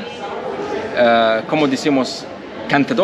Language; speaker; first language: Spanish; non-native, learner; Arabic